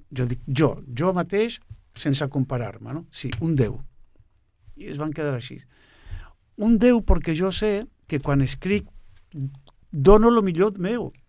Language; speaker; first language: Catalan; non-native, fluent; Portuguese